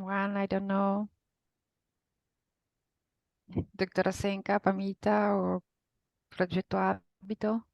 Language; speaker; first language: English; non-native, fluent; Italian